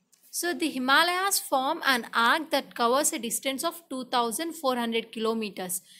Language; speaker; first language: English; non-native, local second language; Telugu